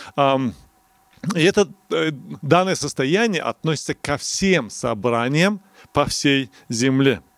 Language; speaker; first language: Russian; non-native, local second language; Romanian